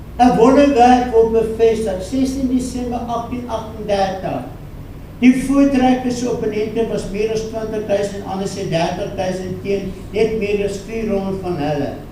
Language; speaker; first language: Afrikaans; non-native, local second language; English